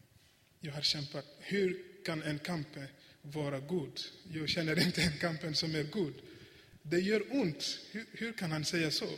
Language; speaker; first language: Swedish; non-native, fluent; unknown